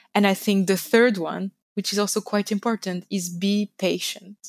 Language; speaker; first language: English; non-native, fluent; French